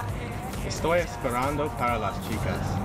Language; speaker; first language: Spanish; non-native, learner; English